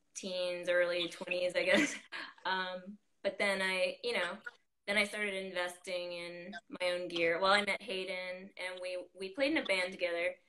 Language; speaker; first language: English; native; English